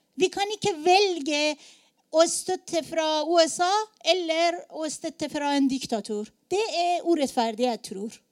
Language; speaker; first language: Norwegian; non-native, learner; Persian